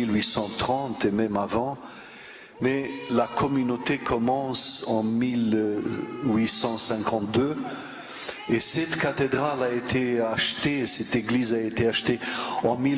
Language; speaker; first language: French; non-native, fluent; Romanian